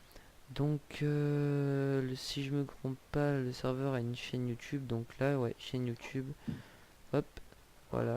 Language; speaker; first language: French; native; French